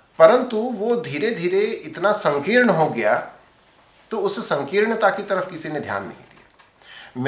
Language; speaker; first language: Hindi; non-native, local second language; Marathi